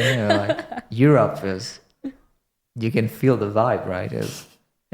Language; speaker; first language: English; non-native, fluent; French